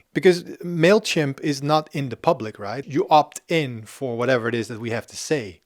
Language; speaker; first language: English; non-native, fluent; Dutch